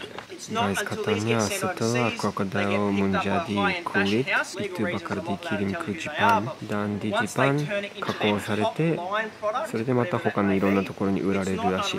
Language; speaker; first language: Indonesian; non-native, fluent; Japanese